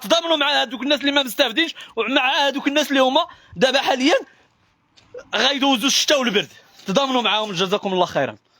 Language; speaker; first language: Arabic; native; Arabic